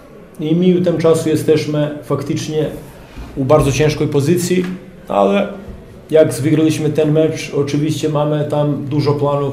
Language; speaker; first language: Polish; non-native, fluent; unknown